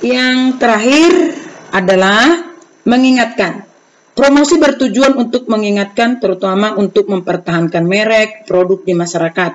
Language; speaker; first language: Indonesian; native; Indonesian